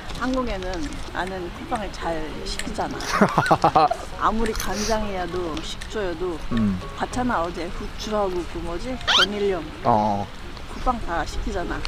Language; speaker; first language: Korean; non-native, fluent; Filipino